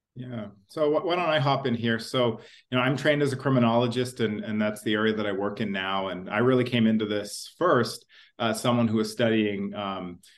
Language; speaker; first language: English; native; English